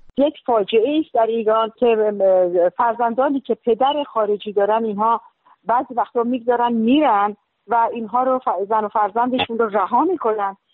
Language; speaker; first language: Persian; native; Persian